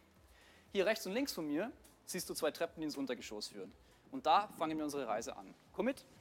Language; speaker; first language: German; native; German